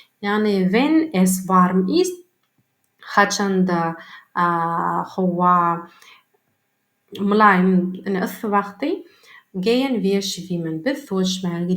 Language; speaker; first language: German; non-native, learner; Turkmen